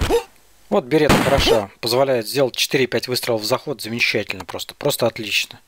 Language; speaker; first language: Russian; native; Russian